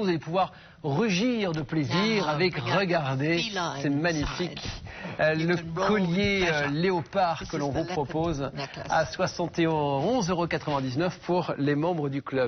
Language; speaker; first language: French; native; French